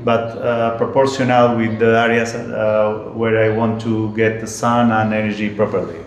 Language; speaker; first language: English; non-native, learner; Spanish